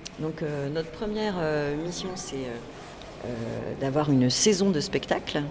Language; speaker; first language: French; native; French